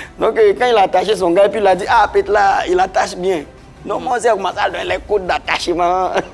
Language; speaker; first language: French; non-native, local second language; Baoulé